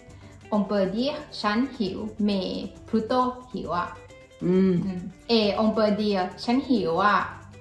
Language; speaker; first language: French; non-native, learner; Thai